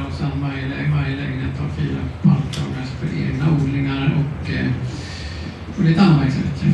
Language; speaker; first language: Swedish; native; Swedish